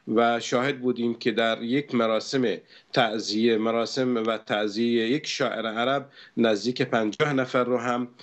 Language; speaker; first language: Persian; non-native, local second language; Arabic